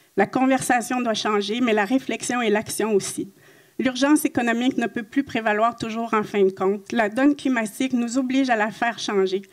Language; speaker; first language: French; native; French